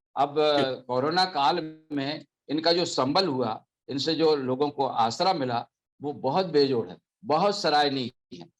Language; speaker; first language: Hindi; native; Hindi